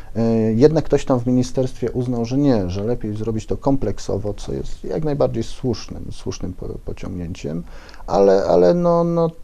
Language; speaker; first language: Polish; native; Polish